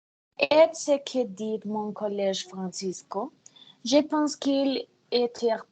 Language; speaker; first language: French; non-native, learner; Spanish